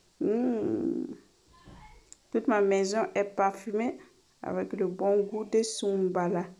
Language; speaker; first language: French; non-native, local second language; Mossi